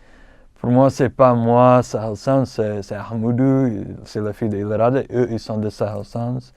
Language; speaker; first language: French; non-native, fluent; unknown